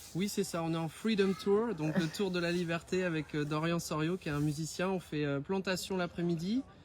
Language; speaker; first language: French; native; French